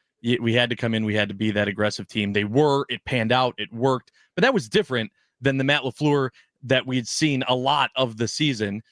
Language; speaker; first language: English; native; English